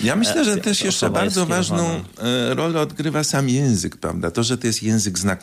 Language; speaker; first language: Polish; native; Polish